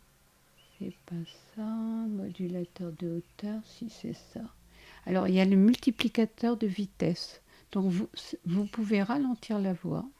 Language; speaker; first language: French; native; French